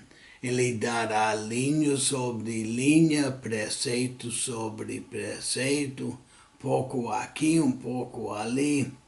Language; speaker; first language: Portuguese; non-native, fluent; English